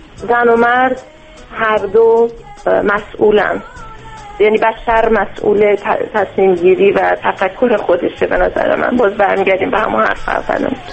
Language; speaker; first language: Persian; early bilingual, heritage; Persian